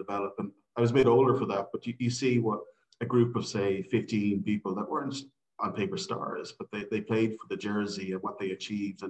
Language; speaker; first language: English; native; English